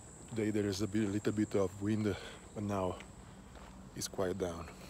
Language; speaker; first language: English; non-native, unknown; Italian